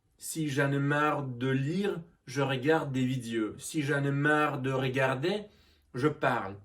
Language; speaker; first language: French; non-native, learner; Russian